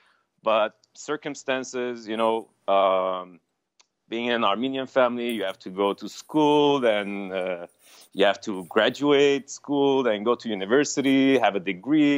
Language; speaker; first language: English; non-native, fluent; Armenian